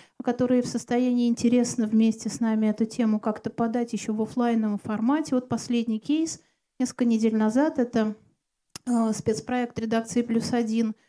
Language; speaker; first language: Russian; native; Russian